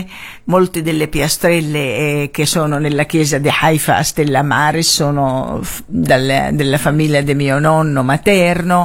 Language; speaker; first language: Italian; non-native, fluent; Arabic